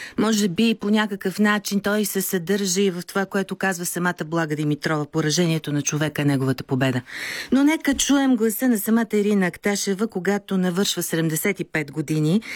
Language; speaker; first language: Bulgarian; native; Bulgarian